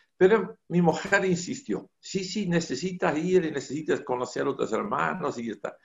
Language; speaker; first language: Spanish; non-native, fluent; Dutch